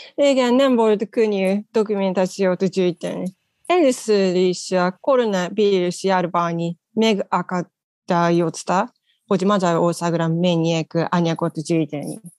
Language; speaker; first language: Hungarian; non-native, learner; Japanese